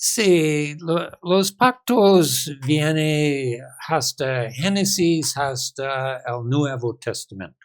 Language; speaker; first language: Spanish; non-native, learner; English